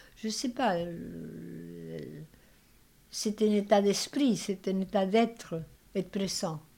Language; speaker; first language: French; non-native, fluent; Spanish